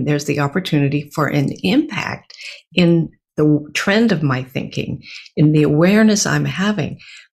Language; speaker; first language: English; native; English